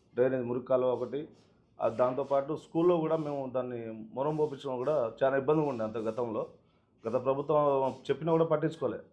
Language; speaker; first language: Telugu; non-native, local second language; Lambadi